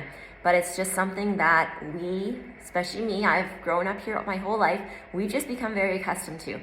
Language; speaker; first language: English; native; English